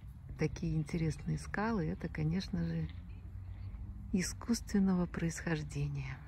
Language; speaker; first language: Russian; native; Russian